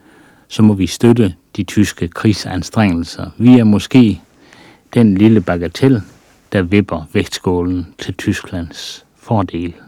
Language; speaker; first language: Danish; native; Danish